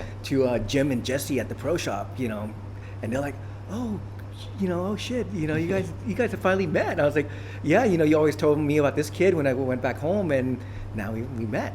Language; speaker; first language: English; early bilingual, other home language; Thai